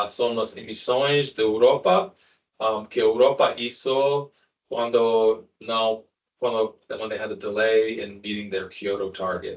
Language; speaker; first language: Portuguese; non-native, learner; Spanish